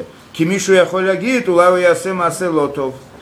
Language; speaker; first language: Hebrew; non-native, fluent; Russian